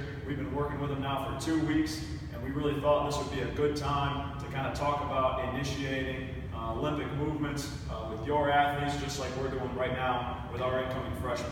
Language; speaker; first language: English; native; English